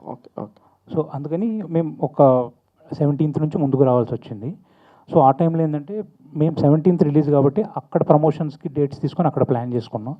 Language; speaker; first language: Telugu; native; Telugu